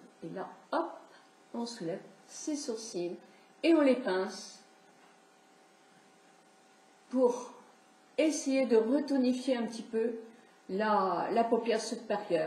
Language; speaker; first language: French; native; French